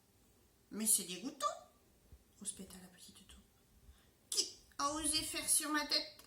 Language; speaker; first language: French; native; French